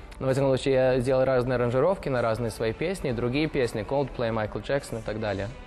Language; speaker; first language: Russian; early bilingual, heritage; Russian